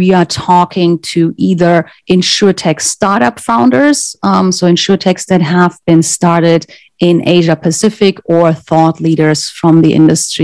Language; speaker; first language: English; non-native, fluent; German